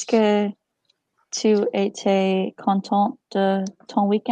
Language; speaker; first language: French; non-native, learner; English